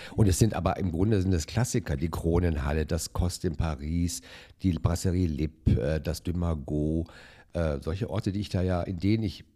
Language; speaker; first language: German; native; German